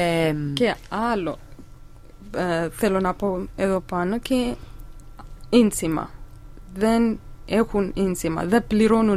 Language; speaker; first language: Greek; non-native, learner; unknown